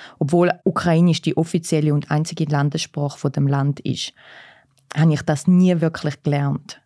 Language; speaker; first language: German; early bilingual, other home language; Russian